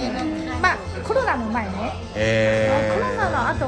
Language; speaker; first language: Japanese; non-native, fluent; Chinese